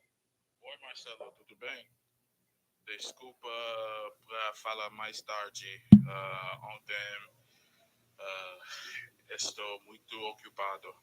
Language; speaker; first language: Portuguese; non-native, learner; English